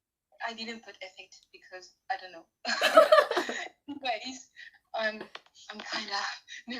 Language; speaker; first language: English; non-native, learner; French